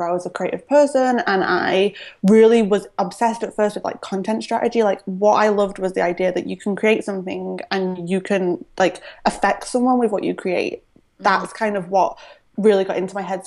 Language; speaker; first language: English; native; English